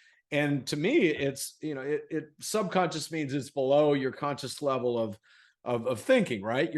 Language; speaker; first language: English; native; English